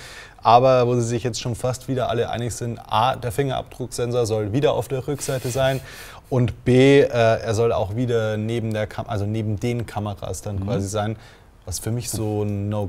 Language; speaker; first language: German; native; German